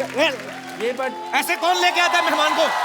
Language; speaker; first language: Hindi; native; Hindi